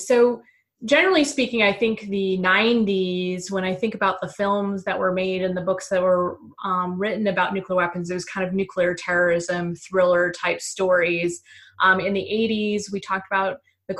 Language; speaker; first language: English; native; English